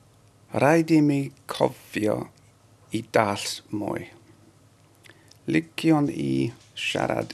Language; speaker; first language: Welsh; non-native, learner; English